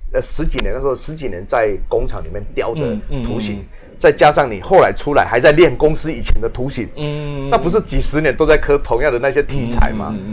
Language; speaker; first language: Chinese; native; Chinese